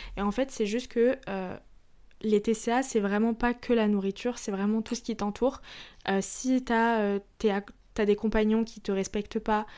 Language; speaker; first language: French; early bilingual, other home language; Arabic